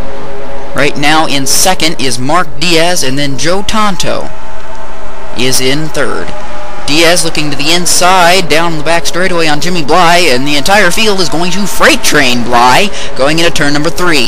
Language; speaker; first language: English; native; English